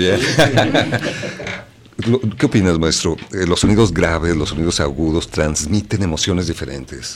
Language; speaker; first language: Spanish; native; Spanish